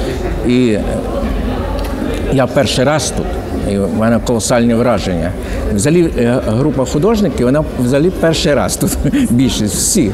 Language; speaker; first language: Ukrainian; native; Ukrainian